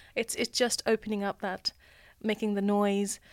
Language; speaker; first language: English; non-native, local second language; Nepali